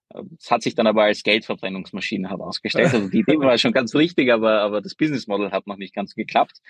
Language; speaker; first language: German; early bilingual, other home language; Hungarian